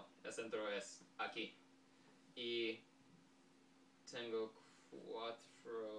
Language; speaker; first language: Spanish; non-native, learner; English